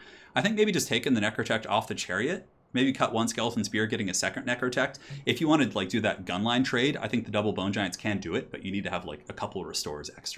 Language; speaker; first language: English; native; English